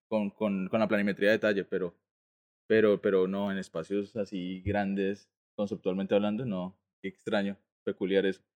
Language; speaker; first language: Spanish; native; Spanish